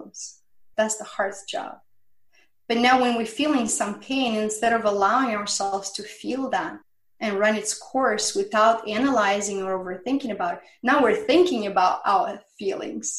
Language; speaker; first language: English; non-native, fluent; Romanian